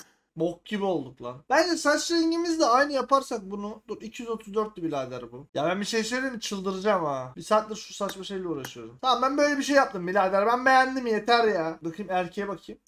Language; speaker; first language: Turkish; native; Turkish